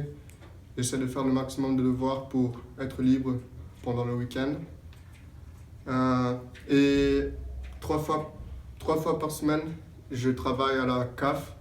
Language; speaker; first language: French; non-native, fluent; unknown